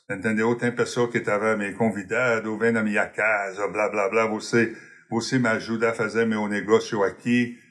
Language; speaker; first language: Portuguese; non-native, fluent; English